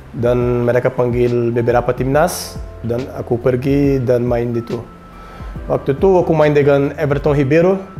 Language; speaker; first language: Indonesian; non-native, learner; Portuguese